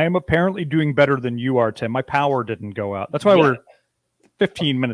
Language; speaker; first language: English; native; English